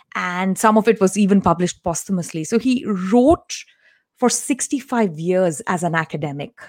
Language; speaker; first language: English; non-native, local second language; Tamil